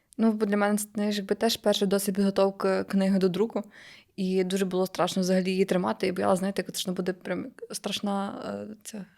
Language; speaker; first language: Ukrainian; native; Ukrainian